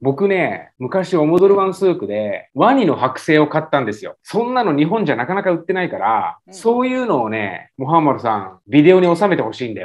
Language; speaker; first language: Japanese; native; Japanese